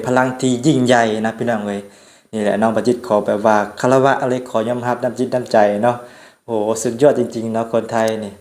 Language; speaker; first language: Thai; non-native, local second language; Northeastern Thai